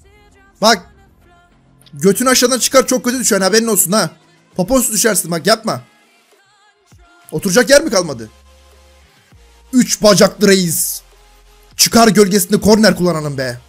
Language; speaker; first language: Turkish; native; Turkish